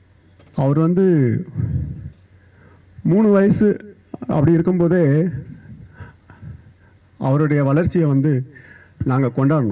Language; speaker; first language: Tamil; native; Tamil